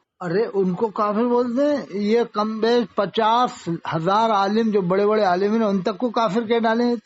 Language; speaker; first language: Urdu; native; Urdu